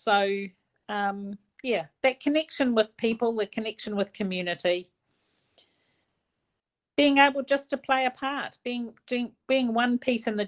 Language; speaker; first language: English; native; English